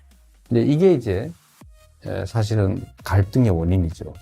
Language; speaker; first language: Korean; native; Korean